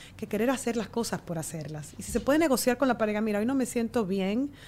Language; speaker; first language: Spanish; native; Spanish